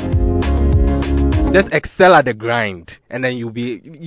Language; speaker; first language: English; non-native, local second language; Akan